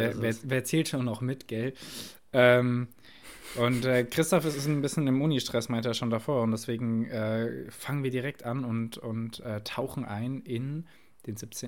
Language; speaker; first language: German; native; German